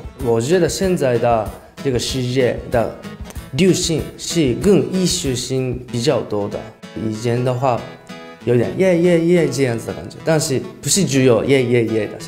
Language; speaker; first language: Chinese; non-native, learner; Japanese